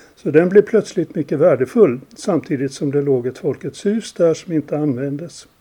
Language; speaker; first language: Swedish; native; Swedish